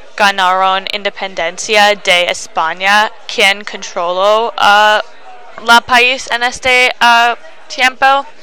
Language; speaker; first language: Spanish; non-native, learner; English